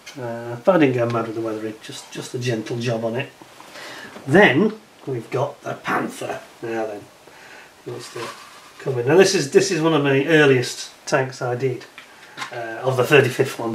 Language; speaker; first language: English; native; English